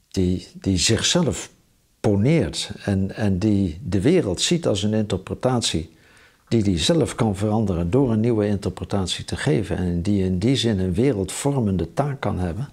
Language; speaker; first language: Dutch; native; Dutch